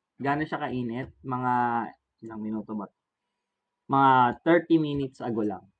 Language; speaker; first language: Filipino; native; Filipino